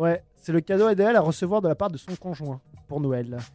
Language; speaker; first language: French; native; French